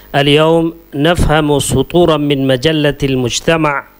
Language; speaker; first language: Arabic; non-native, fluent; Urdu